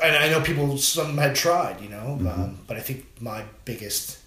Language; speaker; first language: English; native; English